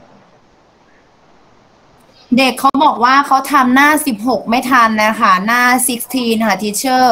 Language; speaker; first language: Thai; native; Thai